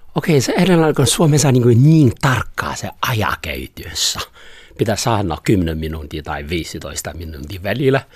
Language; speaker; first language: Finnish; non-native, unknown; Chinese